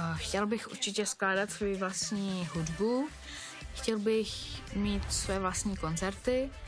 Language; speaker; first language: Czech; non-native, fluent; Bulgarian